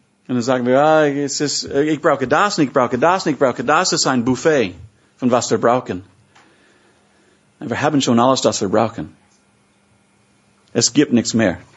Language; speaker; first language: German; non-native, fluent; English